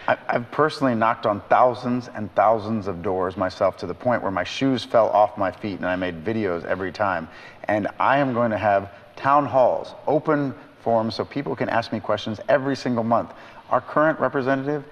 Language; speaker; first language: English; native; English